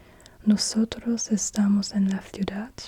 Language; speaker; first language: Spanish; non-native, learner; German